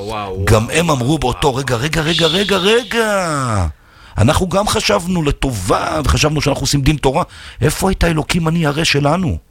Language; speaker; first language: Hebrew; native; Hebrew